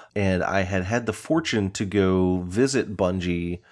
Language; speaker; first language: English; native; English